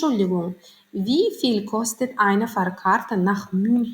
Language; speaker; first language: German; non-native, learner; Turkmen